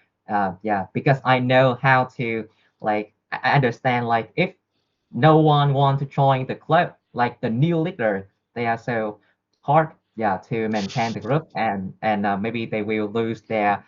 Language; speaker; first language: English; non-native, learner; Vietnamese